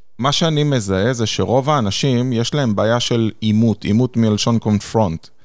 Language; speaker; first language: Hebrew; native; Hebrew